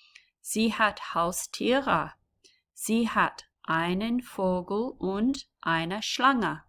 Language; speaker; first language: German; non-native, learner; English